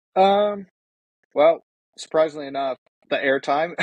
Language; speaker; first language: English; native; English